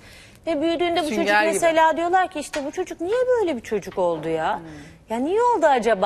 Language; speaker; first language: Turkish; native; Turkish